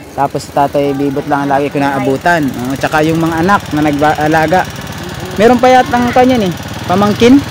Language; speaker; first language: Filipino; non-native, local second language; Cebuano